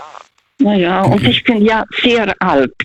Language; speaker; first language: German; non-native, fluent; Russian